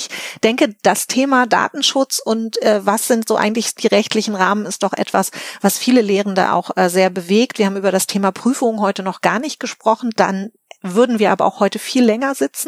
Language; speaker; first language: German; native; German